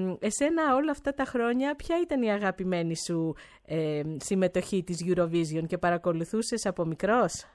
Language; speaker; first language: Greek; native; Greek